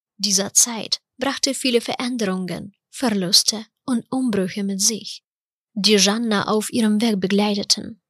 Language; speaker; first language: German; non-native, fluent; Ukrainian